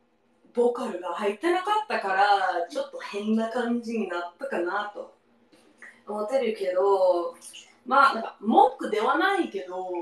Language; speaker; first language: Japanese; non-native, learner; English